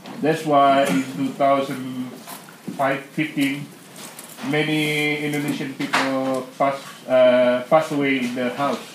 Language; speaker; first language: English; non-native, learner; Indonesian